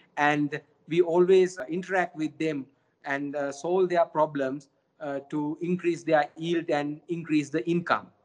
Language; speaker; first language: English; non-native, local second language; Sinhala